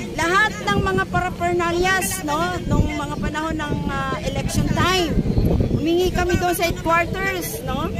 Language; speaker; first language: Filipino; non-native, local second language; Cebuano